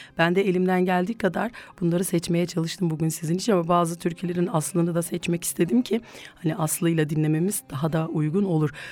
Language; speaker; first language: Turkish; native; Turkish